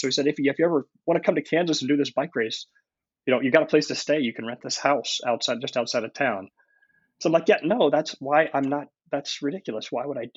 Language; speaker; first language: English; native; English